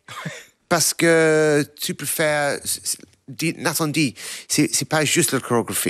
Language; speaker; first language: French; non-native, learner; English